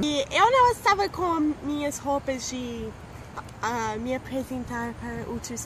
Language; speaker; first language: Portuguese; non-native, fluent; English